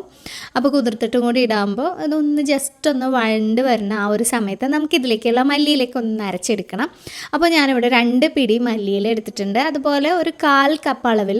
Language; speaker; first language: Malayalam; native; Malayalam